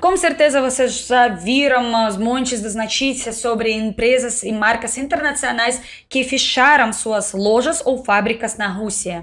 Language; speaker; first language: Portuguese; non-native, fluent; Russian